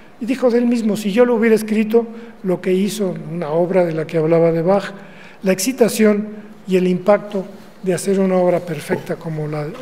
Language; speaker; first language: Spanish; native; Spanish